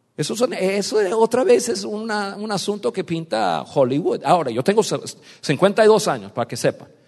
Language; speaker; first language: Spanish; non-native, fluent; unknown